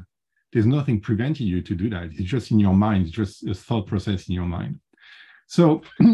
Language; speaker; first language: English; non-native, fluent; French